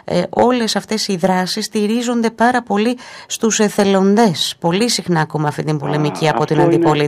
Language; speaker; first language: Greek; native; Greek